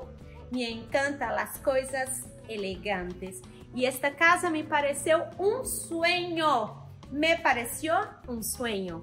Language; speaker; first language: Spanish; non-native, learner; Portuguese